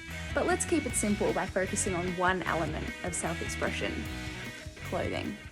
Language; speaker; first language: English; native; English